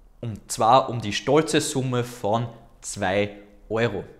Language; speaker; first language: German; native; German